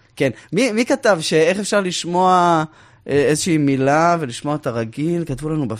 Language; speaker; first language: Hebrew; native; Hebrew